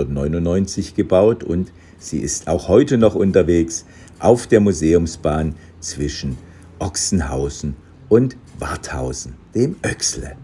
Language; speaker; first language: German; native; German